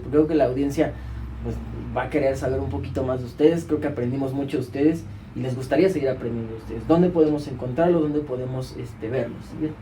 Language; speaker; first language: Spanish; native; Spanish